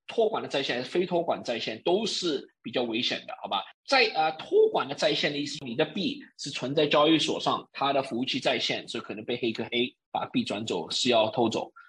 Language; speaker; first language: Chinese; early bilingual, heritage; Chinese